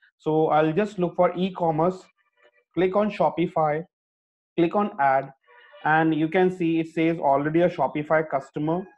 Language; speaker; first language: English; non-native, local second language; Hindi